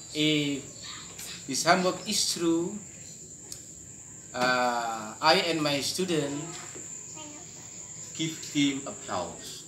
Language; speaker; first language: English; non-native, fluent; Indonesian